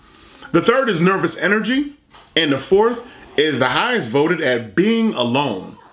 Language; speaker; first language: English; native; English